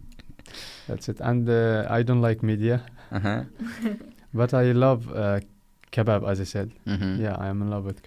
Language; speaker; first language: English; non-native, fluent; Arabic